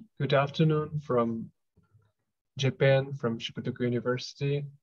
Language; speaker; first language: English; non-native, fluent; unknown